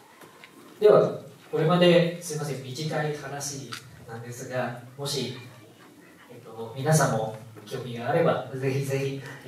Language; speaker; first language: Japanese; non-native, fluent; Indonesian